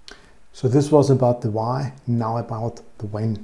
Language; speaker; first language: English; non-native, fluent; German